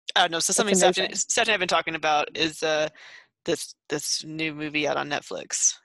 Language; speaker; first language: English; native; English